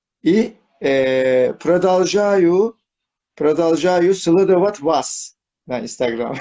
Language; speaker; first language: Russian; non-native, learner; Turkish